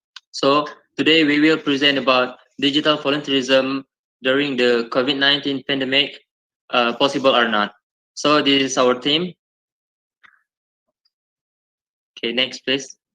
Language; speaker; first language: English; non-native, fluent; Indonesian